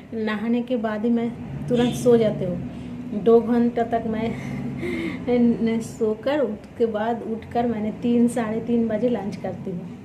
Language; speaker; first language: Hindi; non-native, local second language; Bangla